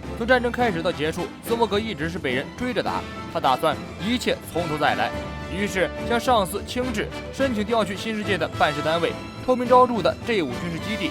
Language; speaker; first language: Chinese; native; Chinese